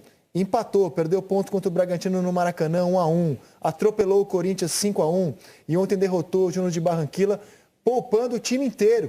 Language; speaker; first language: Portuguese; native; Portuguese